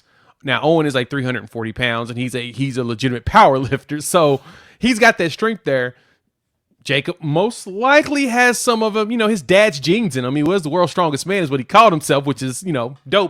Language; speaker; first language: English; native; English